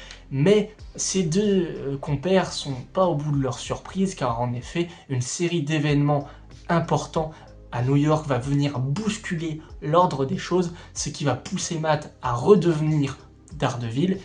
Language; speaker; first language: French; native; French